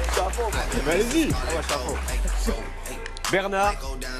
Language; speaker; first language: French; native; French